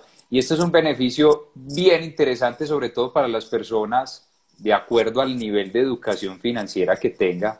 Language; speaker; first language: Spanish; native; Spanish